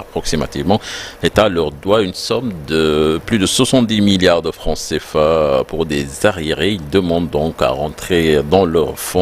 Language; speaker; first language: French; non-native, local second language; Wolof